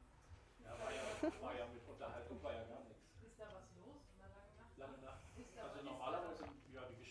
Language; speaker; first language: German; native; German